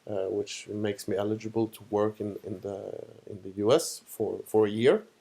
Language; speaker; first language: English; non-native, fluent; Swedish